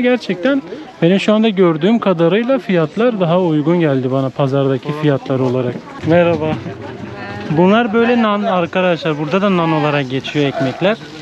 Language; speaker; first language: Turkish; native; Turkish